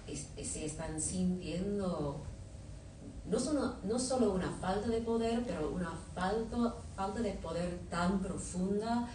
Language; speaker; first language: Spanish; non-native, fluent; English